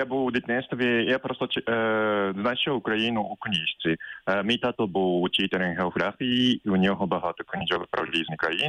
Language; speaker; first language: Ukrainian; non-native, fluent; Japanese